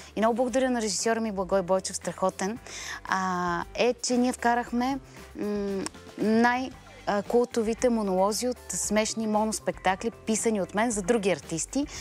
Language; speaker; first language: Bulgarian; native; Bulgarian